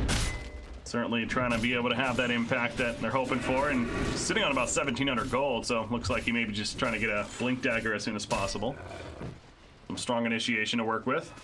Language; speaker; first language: English; native; English